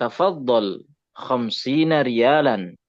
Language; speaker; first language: Arabic; non-native, fluent; Indonesian